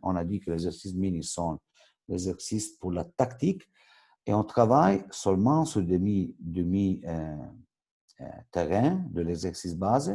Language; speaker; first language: French; non-native, local second language; Italian